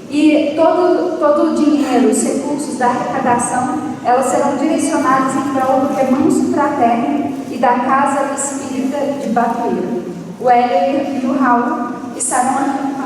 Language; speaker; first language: Portuguese; native; Portuguese